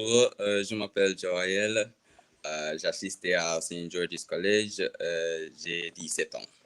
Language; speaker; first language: French; non-native, learner; English